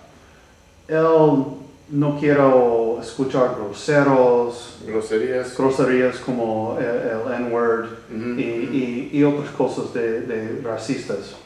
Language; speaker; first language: Spanish; non-native, learner; English